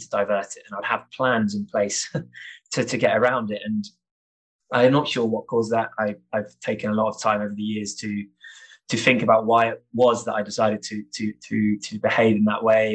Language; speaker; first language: English; native; English